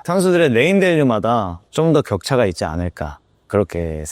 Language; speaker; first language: Korean; native; Korean